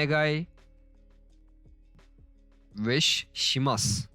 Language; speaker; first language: Japanese; non-native, learner; Turkish